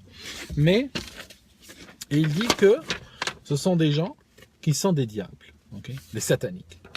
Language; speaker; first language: French; native; French